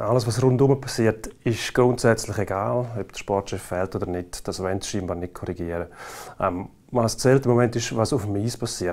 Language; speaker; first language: German; native; German